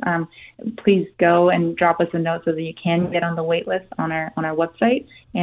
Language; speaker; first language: English; non-native, fluent; Korean